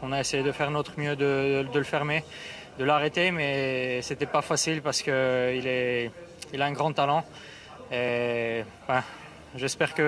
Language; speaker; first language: French; non-native, fluent; Armenian